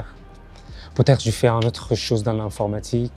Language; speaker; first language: French; non-native, learner; Arabic